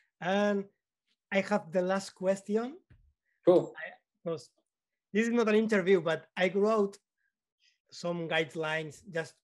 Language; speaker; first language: English; non-native, learner; Spanish